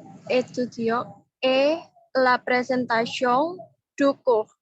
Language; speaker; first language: French; non-native, learner; Indonesian